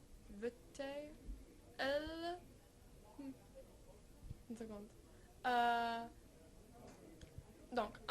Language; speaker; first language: French; non-native, learner; English